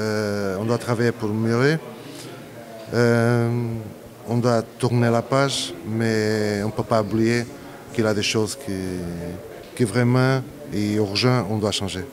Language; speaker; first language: French; non-native, fluent; Portuguese